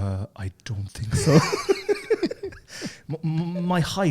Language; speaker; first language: English; native; English